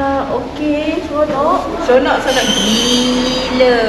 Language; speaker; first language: Malay; native; Malay